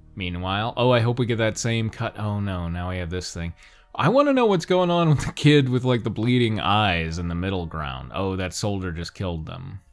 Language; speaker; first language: English; native; English